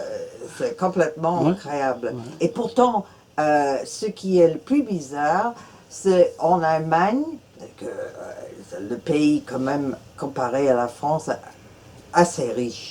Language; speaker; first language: French; non-native, fluent; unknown